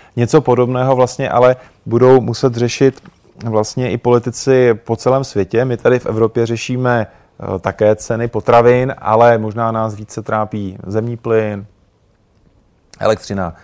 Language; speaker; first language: Czech; native; Czech